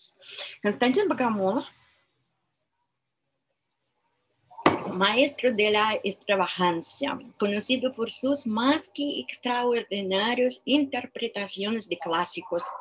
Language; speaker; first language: Spanish; non-native, fluent; Russian